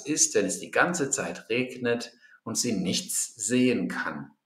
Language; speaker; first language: German; non-native, fluent; English